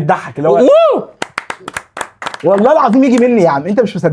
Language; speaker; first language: Arabic; native; Arabic